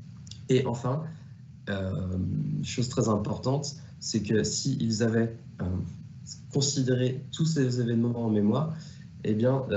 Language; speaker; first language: French; native; French